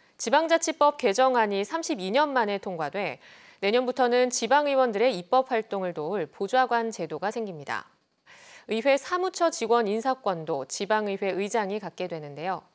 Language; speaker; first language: Korean; native; Korean